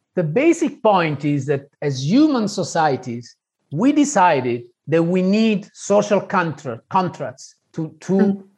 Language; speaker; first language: English; non-native, fluent; Italian